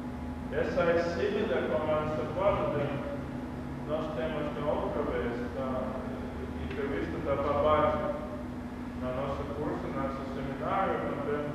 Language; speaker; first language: Portuguese; non-native, learner; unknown